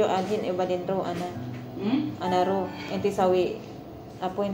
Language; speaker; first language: Arabic; non-native, learner; Filipino